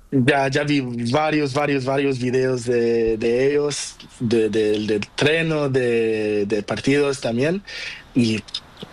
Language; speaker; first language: Spanish; non-native, learner; Portuguese